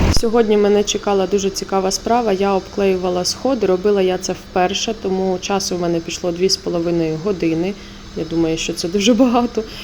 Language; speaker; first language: Ukrainian; non-native, local second language; Russian